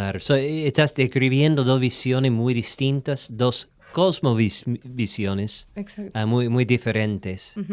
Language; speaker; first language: Spanish; non-native, fluent; English